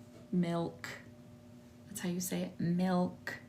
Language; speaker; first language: English; native; English